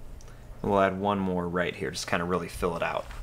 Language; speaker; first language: English; native; English